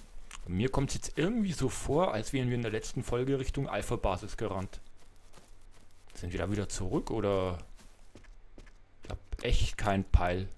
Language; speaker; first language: German; native; German